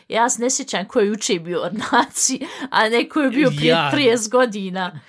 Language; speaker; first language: Bosnian; early bilingual, heritage; Bosnian